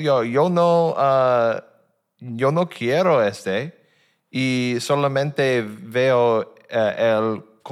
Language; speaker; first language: Spanish; non-native, learner; English